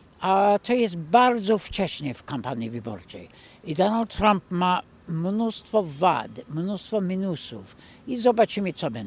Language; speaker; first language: Polish; non-native, fluent; English